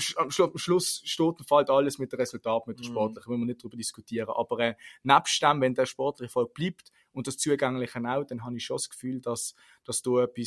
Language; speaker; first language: German; native; German